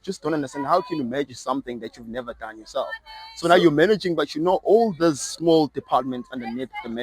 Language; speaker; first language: English; non-native, local second language; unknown